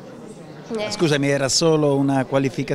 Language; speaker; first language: Italian; native; Italian